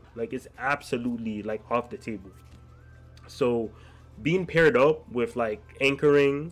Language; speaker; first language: English; native; English